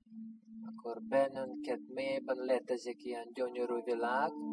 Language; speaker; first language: Hungarian; non-native, fluent; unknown